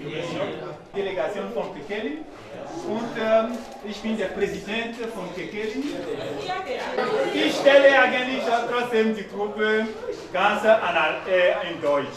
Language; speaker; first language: German; non-native, fluent; Ewe